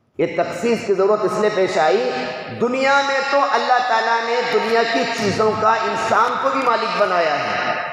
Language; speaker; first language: Urdu; native; Urdu